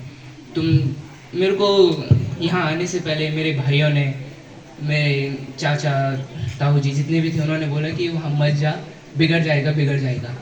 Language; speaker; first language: Hindi; native; Hindi